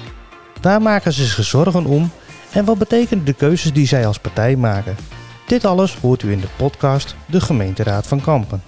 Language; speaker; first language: Dutch; native; Dutch